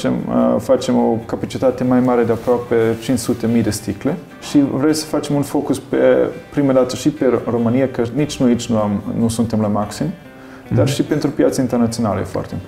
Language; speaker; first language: Romanian; non-native, learner; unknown